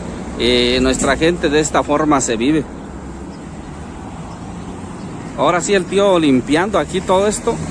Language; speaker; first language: Spanish; native; Spanish